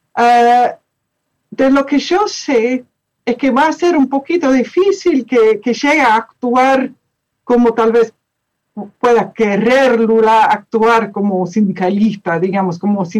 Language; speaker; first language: Spanish; non-native, fluent; English